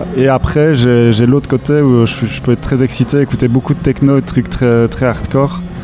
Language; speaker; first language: French; native; French